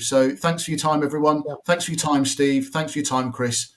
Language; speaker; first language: English; native; English